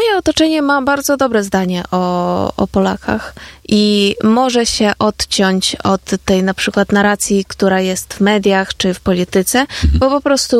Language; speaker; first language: Polish; non-native, fluent; Ukrainian